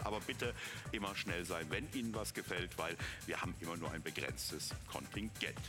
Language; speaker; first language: German; native; German